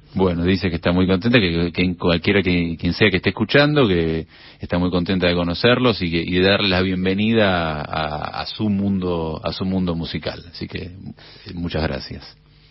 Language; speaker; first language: Spanish; native; Spanish